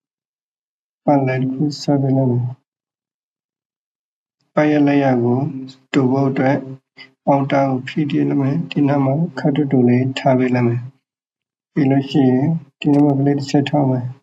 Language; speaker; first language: Burmese; native; Burmese